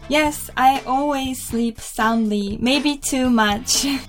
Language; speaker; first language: English; early bilingual, other home language; Japanese